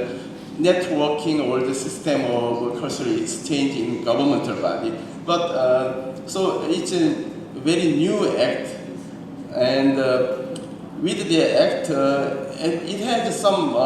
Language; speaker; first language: English; non-native, learner; Korean